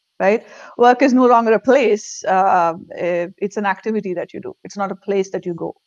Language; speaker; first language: English; non-native, local second language; Tamil